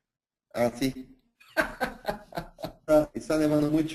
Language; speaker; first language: Spanish; non-native, fluent; Portuguese